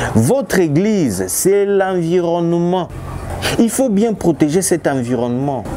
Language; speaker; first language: French; non-native, local second language; Lingala